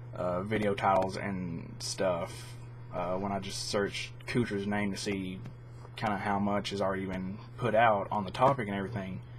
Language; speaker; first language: English; native; English